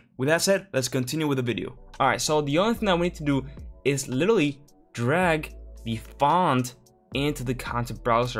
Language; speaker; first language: English; non-native, fluent; Spanish